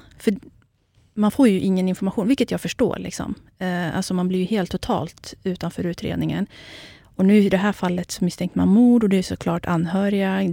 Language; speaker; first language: Swedish; early bilingual, other home language; Kurdish